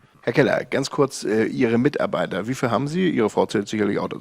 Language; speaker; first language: German; native; German